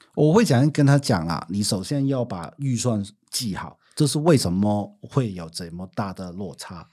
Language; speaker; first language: Chinese; non-native, fluent; Cantonese